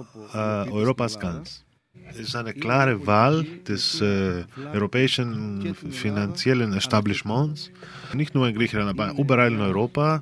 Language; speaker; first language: German; non-native, fluent; Greek